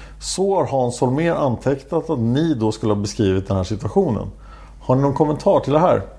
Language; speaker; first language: Swedish; native; Swedish